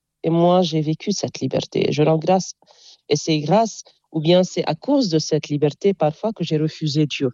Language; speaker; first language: French; non-native, local second language; Arabic